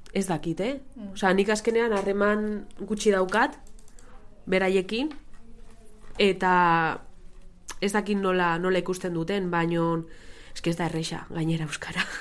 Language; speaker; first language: Basque; non-native, local second language; Spanish